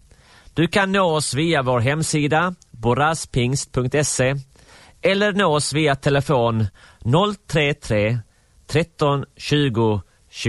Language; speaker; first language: Swedish; native; Swedish